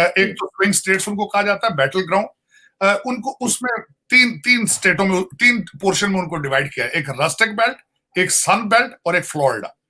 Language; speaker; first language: Urdu; non-native, local second language; Punjabi